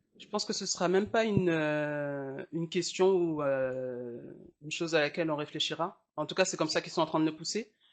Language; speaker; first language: French; early bilingual, other home language; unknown